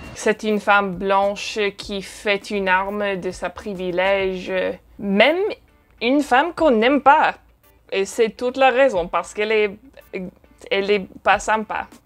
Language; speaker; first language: French; non-native, fluent; English